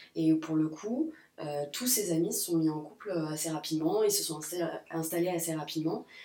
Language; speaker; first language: French; native; French